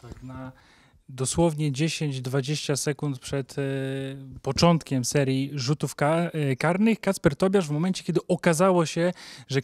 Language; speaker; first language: Polish; native; Polish